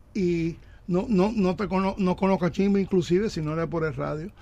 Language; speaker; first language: Spanish; early bilingual, other home language; English